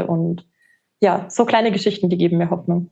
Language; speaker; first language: German; native; German